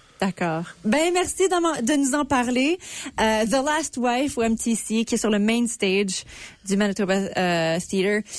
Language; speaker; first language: French; native; French